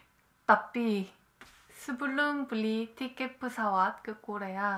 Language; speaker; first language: Indonesian; non-native, learner; Korean